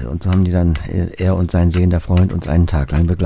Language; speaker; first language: German; native; German